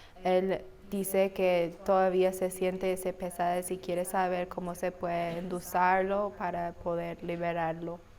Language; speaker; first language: Spanish; non-native, fluent; English